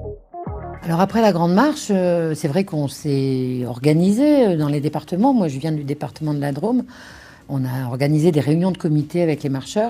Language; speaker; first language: French; native; French